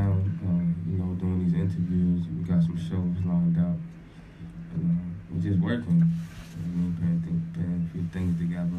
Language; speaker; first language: English; native; English